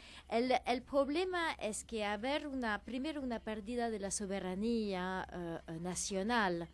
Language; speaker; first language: Spanish; non-native, fluent; French